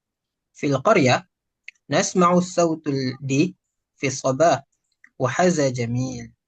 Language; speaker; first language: Arabic; non-native, learner; Malay